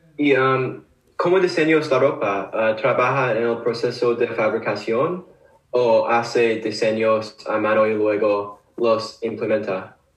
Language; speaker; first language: Spanish; non-native, learner; English